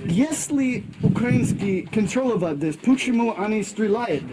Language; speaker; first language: Russian; non-native, learner; English